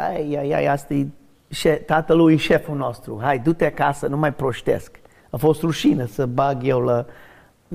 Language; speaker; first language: Romanian; non-native, learner; English